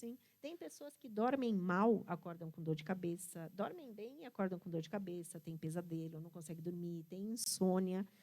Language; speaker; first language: Portuguese; early bilingual, other home language; Italian